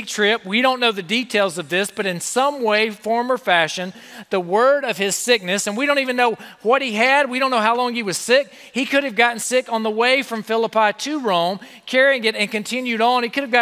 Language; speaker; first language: English; native; English